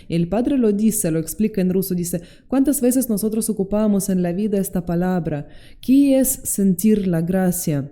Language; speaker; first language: Spanish; non-native, fluent; Russian